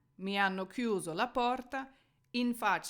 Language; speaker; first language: Italian; non-native, fluent; Ukrainian